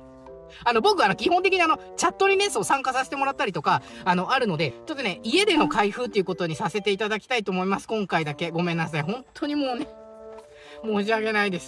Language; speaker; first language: Japanese; native; Japanese